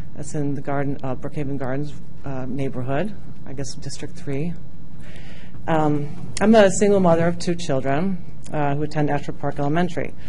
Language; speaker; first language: English; non-native, fluent; Japanese